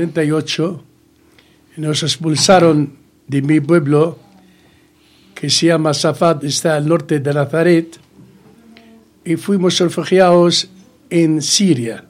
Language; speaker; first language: Spanish; non-native, fluent; Arabic